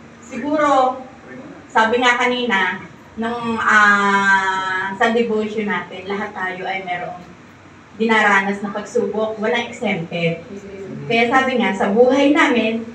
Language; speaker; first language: Filipino; native; Filipino